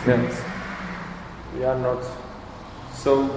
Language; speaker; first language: English; non-native, learner; Czech